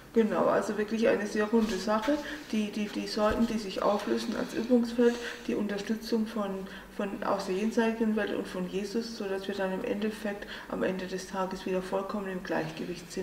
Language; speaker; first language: German; native; German